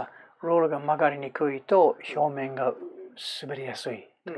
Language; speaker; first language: Japanese; non-native, fluent; English